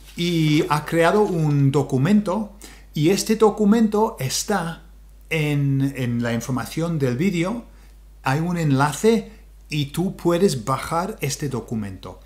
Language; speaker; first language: Spanish; non-native, fluent; English